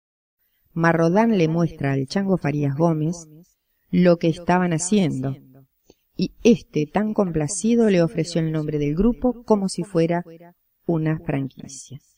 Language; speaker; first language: Spanish; native; Spanish